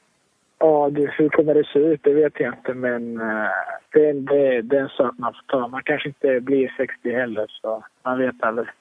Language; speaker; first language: Swedish; early bilingual, other home language; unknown